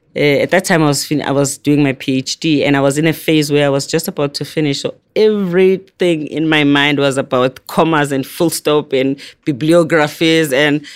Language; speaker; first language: English; non-native, local second language; Zulu